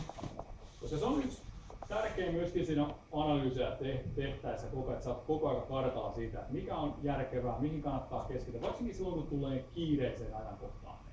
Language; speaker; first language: Finnish; native; Finnish